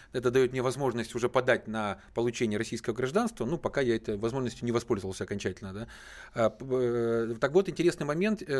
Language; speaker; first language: Russian; native; Russian